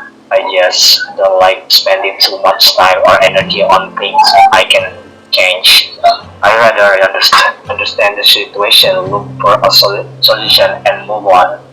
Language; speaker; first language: English; non-native, learner; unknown